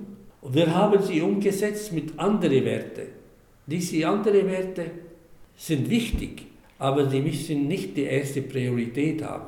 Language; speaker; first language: German; non-native, fluent; Arabic